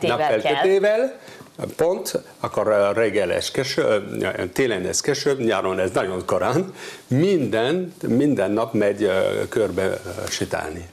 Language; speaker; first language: Hungarian; non-native, learner; French